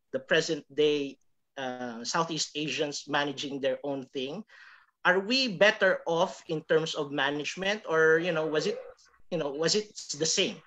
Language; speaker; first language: English; non-native, local second language; Filipino